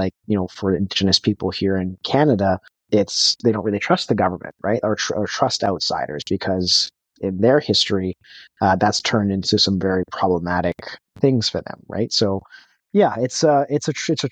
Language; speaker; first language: English; native; English